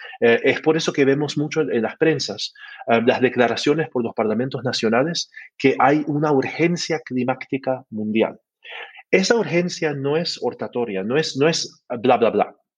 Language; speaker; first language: Spanish; early bilingual, heritage; Spanish